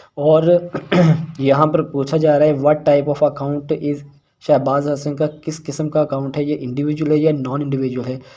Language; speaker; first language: Urdu; non-native, local second language; Punjabi